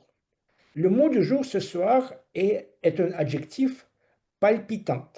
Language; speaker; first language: French; non-native, fluent; Russian